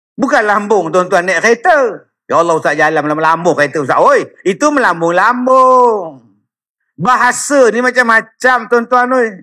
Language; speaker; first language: Malay; native; Malay